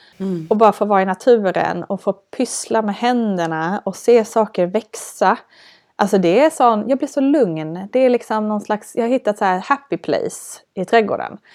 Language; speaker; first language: Swedish; native; Swedish